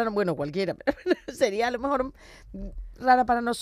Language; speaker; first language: Spanish; native; Spanish